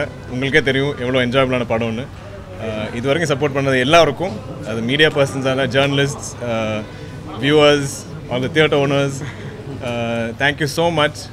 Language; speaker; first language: Tamil; non-native, local second language; Malayalam